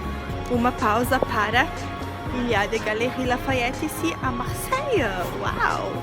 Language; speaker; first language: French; non-native, learner; Portuguese